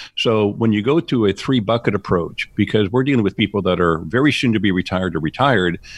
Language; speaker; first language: English; native; English